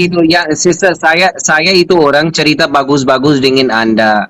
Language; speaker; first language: Indonesian; non-native, learner; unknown